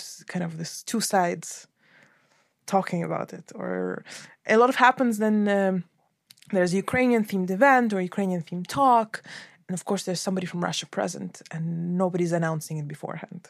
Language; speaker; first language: English; non-native, fluent; Ukrainian